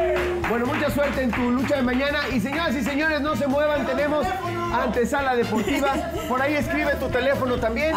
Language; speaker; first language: Spanish; native; Spanish